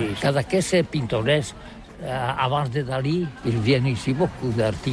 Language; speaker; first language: French; non-native, learner; Catalan